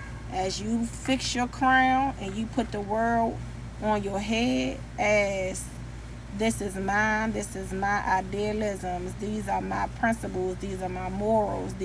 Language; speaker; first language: English; native; English